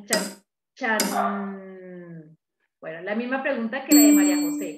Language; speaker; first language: Spanish; native; Spanish